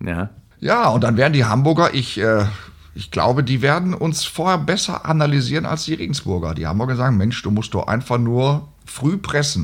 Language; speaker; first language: German; native; German